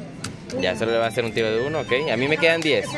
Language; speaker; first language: Spanish; native; Spanish